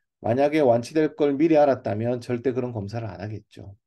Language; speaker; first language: Korean; native; Korean